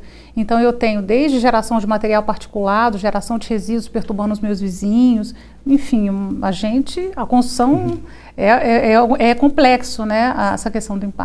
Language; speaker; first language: Portuguese; native; Portuguese